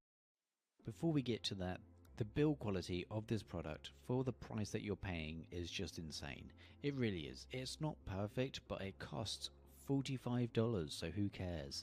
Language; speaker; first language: English; native; English